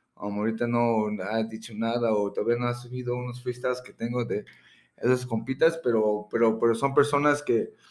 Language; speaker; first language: Spanish; early bilingual, heritage; Spanish